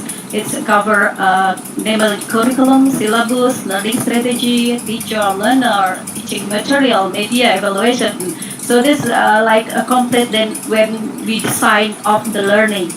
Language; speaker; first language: English; non-native, learner; Indonesian